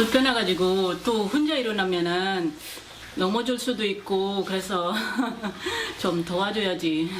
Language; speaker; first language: Korean; non-native, learner; Filipino